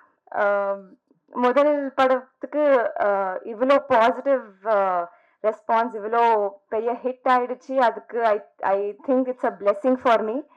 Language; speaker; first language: Tamil; non-native, learner; Telugu